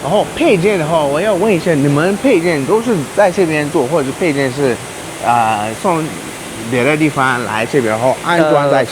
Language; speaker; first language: Chinese; non-native, learner; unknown